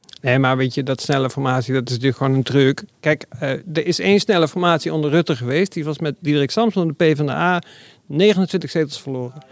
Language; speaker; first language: Dutch; native; Dutch